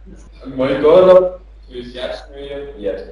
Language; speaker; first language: Russian; non-native, learner; German